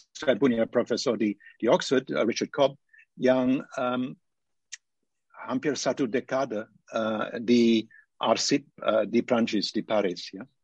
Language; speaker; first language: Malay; non-native, fluent; English